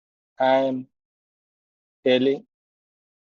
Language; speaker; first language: English; non-native, learner; Hindi